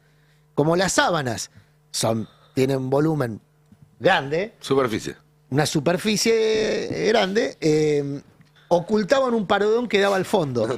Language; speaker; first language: Spanish; native; Spanish